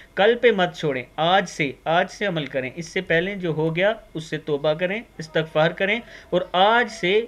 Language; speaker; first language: Urdu; non-native, local second language; Punjabi